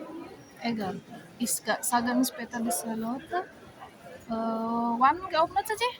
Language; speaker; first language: German; non-native, learner; Indonesian